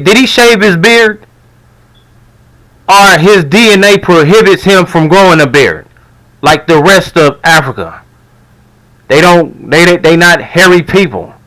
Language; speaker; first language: English; native; English